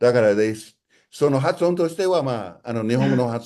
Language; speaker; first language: Japanese; non-native, fluent; English